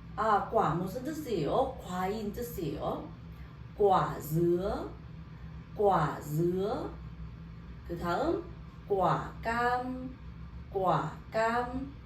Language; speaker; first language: Korean; non-native, learner; Vietnamese